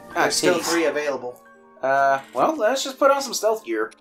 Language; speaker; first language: English; native; English